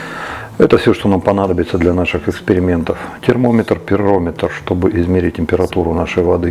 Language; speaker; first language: Russian; native; Russian